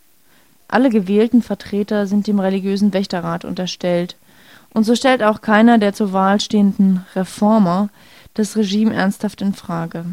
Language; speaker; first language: German; native; German